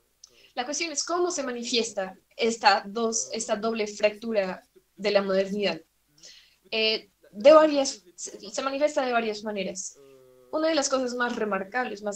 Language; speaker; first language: Spanish; non-native, fluent; French